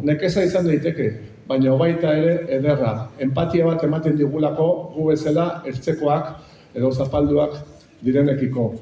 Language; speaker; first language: Basque; non-native, local second language; Spanish